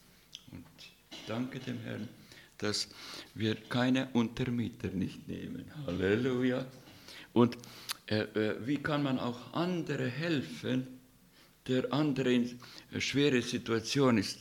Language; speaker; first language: German; non-native, learner; Russian